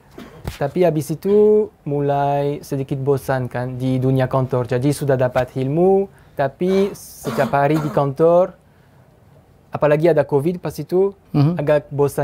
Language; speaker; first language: Indonesian; non-native, fluent; French